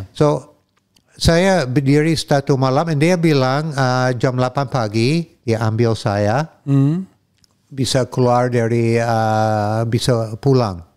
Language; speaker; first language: Indonesian; non-native, fluent; English